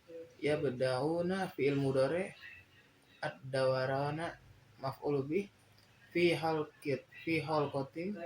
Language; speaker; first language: Arabic; non-native, learner; Indonesian